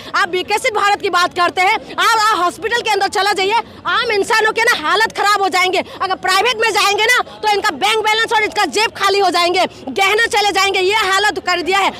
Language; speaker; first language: Hindi; non-native, local second language; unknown